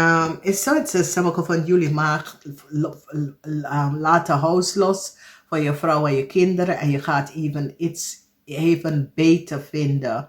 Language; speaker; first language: Dutch; non-native, fluent; English